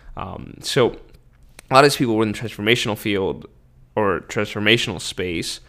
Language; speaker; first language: English; early bilingual, other home language; Spanish